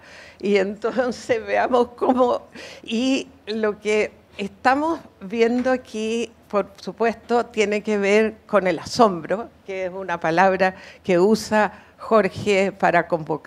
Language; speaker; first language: Spanish; native; Spanish